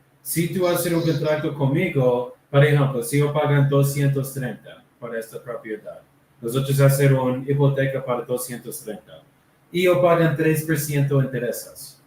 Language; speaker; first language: Spanish; non-native, learner; English